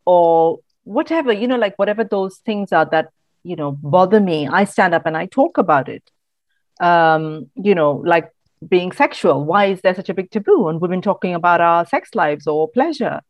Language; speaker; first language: English; non-native, local second language; Malayalam